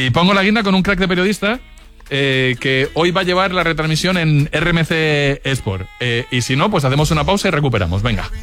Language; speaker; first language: Spanish; native; Spanish